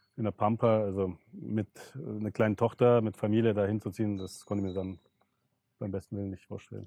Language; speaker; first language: German; early bilingual, other home language; Russian